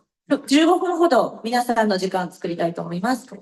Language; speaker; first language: Japanese; native; Japanese